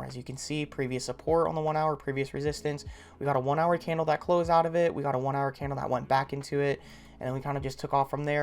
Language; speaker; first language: English; native; English